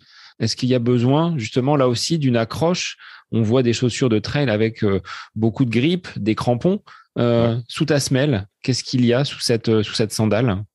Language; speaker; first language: French; native; French